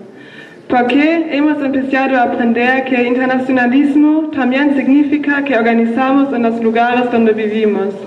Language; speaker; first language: Spanish; non-native, learner; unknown